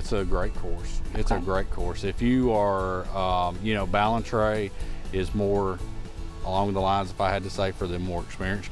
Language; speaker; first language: English; native; English